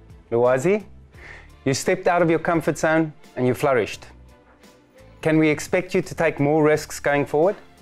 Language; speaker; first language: English; non-native, local second language; Afrikaans